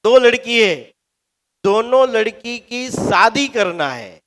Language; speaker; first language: Hindi; non-native, local second language; Gujarati